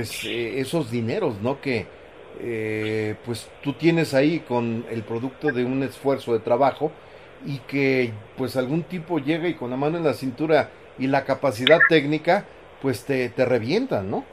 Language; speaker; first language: Spanish; native; Spanish